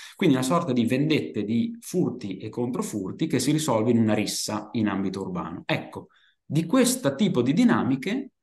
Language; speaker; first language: Italian; native; Italian